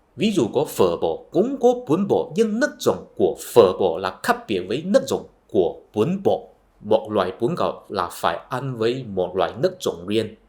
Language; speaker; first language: Vietnamese; non-native, fluent; Chinese